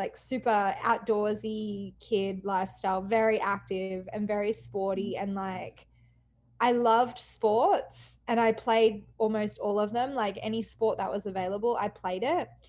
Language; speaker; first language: English; native; English